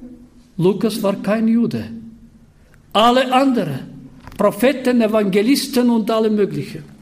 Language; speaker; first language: German; non-native, fluent; Bulgarian